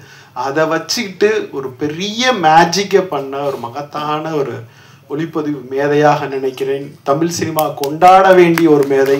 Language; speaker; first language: Tamil; native; Tamil